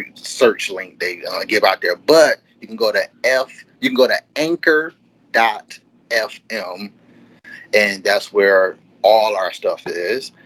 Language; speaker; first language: English; native; English